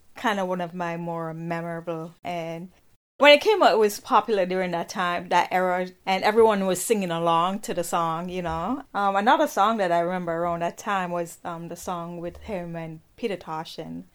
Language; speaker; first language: English; non-native, local second language; Jamaican Creole English